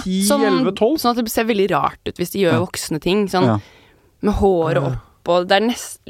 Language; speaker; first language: Norwegian; native; Norwegian